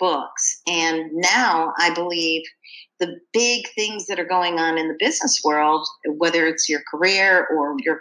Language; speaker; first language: English; native; English